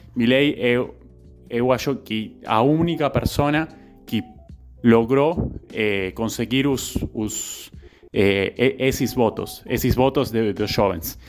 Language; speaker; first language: Portuguese; non-native, learner; Spanish